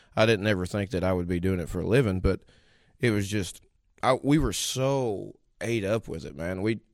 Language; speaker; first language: English; native; English